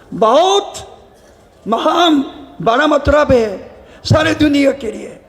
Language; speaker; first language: Hindi; non-native, learner; Japanese